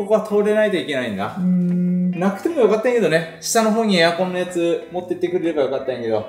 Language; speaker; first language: Japanese; native; Japanese